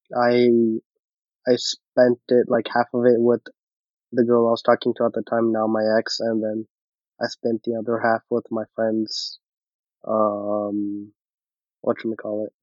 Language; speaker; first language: English; early bilingual, other home language; Hindi